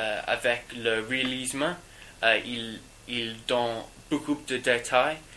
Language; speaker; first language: French; non-native, learner; English